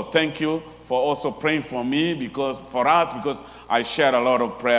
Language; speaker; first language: English; non-native, local second language; Luo (Kenya and Tanzania)